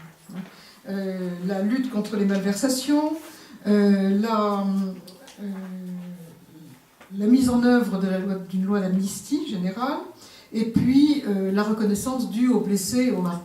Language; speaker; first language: French; native; French